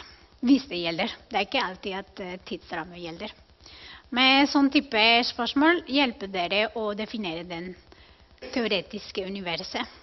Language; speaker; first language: Norwegian; non-native, fluent; Spanish